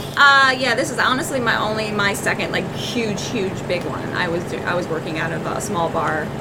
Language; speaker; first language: English; native; English